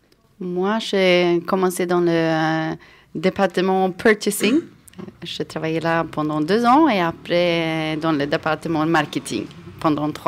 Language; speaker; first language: French; non-native, fluent; Swedish